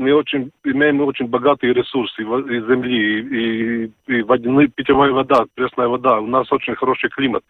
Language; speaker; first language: Russian; non-native, fluent; Latvian